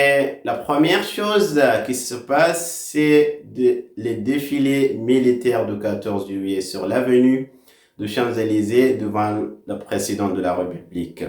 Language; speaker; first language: French; non-native, fluent; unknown